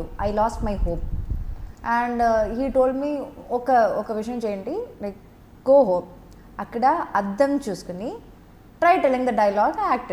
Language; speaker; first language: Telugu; non-native, fluent; Malayalam